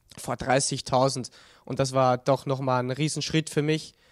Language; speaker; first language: German; native; German